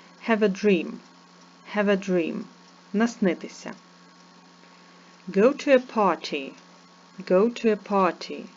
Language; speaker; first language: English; non-native, fluent; Ukrainian